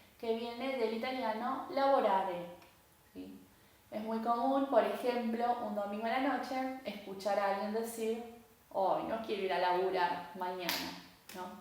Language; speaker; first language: Spanish; native; Spanish